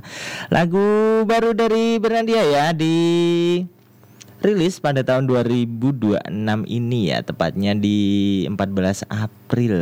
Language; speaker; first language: Indonesian; native; Indonesian